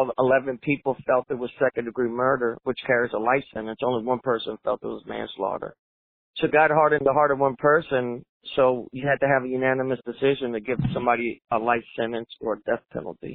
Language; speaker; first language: English; native; English